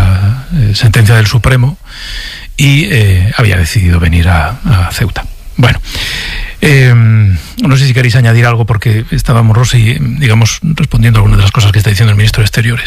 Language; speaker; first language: Spanish; native; Spanish